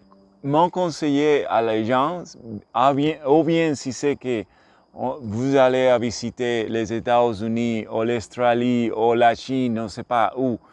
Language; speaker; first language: French; non-native, learner; English